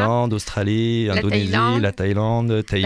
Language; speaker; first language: French; early bilingual, other home language; Arabic